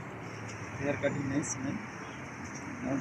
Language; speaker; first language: English; non-native, learner; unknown